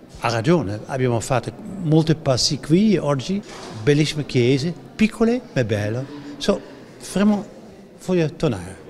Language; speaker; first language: Italian; non-native, learner; Dutch